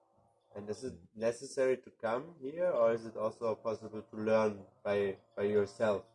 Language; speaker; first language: English; non-native, fluent; German